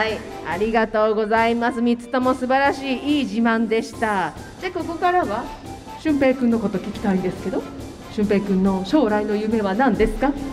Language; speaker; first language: Japanese; native; Japanese